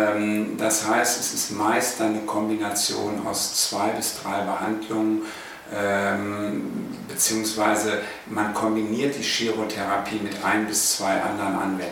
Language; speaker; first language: German; native; German